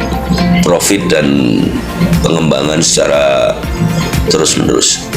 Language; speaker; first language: Indonesian; native; Indonesian